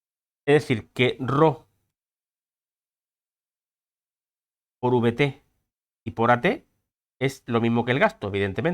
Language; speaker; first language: Spanish; native; Spanish